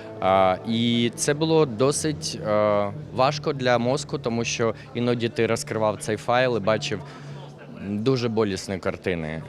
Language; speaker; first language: Ukrainian; non-native, local second language; Russian